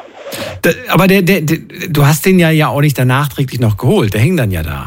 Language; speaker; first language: German; native; German